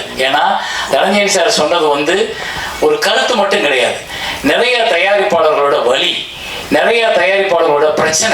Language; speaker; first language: Tamil; native; Tamil